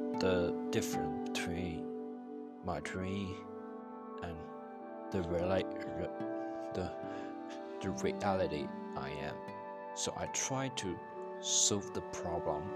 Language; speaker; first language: English; non-native, learner; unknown